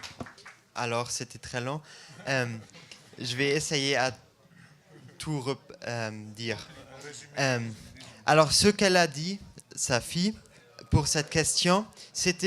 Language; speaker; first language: French; non-native, fluent; German